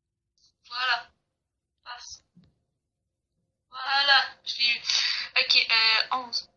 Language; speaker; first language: French; native; French